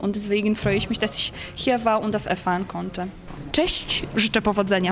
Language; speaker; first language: German; non-native, fluent; Polish